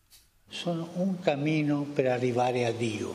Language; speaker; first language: Italian; non-native, fluent; Spanish